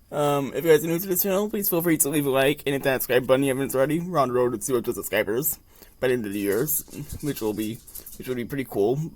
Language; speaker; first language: English; native; English